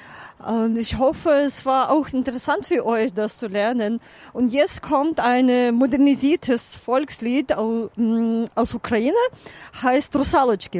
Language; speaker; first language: German; non-native, fluent; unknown